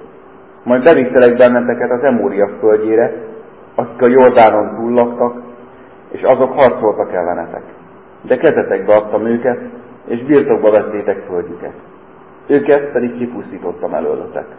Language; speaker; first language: Hungarian; native; Hungarian